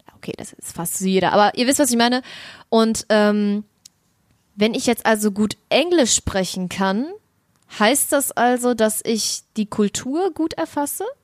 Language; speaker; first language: German; early bilingual, other home language; Russian